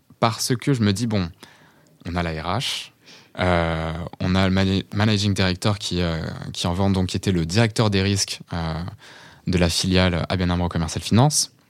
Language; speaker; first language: French; early bilingual, other home language; Portuguese